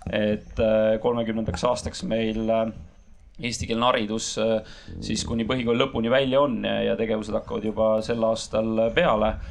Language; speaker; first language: Estonian; non-native, local second language; Russian